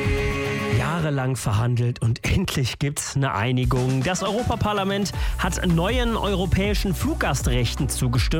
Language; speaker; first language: German; native; German